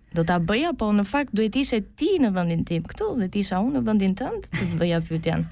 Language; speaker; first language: Albanian; early bilingual, heritage; Albanian